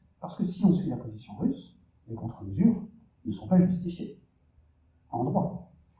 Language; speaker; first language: French; native; French